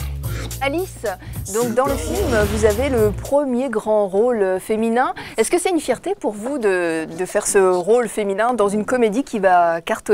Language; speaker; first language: French; native; French